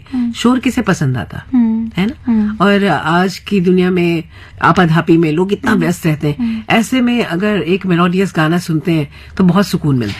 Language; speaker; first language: Hindi; native; Hindi